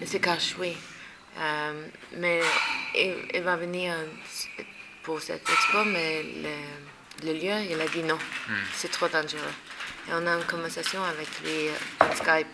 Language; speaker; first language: French; non-native, learner; Norwegian